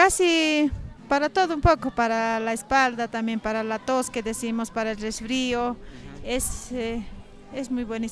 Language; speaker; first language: Spanish; non-native, local second language; Quechua